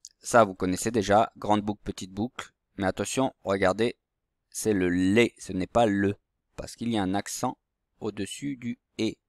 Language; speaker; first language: French; native; French